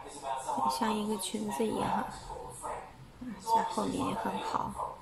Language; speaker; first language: Chinese; native; Chinese